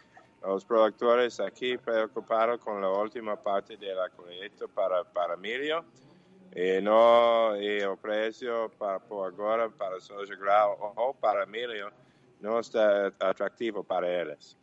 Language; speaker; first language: Portuguese; non-native, fluent; English